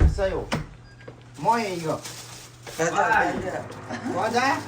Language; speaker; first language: Korean; non-native, learner; Nepali